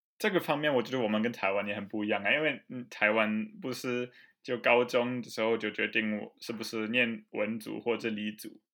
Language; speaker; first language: Chinese; non-native, fluent; German